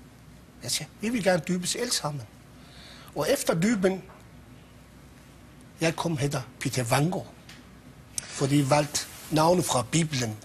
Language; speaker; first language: Danish; non-native, fluent; Persian